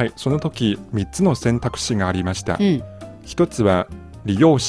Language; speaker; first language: Japanese; non-native, fluent; Chinese